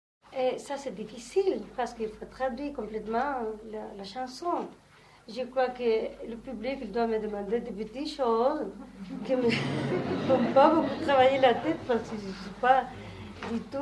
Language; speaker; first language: French; non-native, learner; Spanish